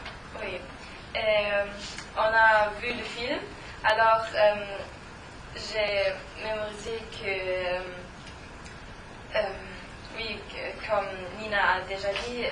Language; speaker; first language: French; non-native, learner; German